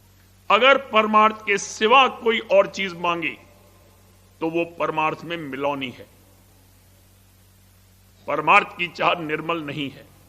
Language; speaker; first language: Hindi; native; Hindi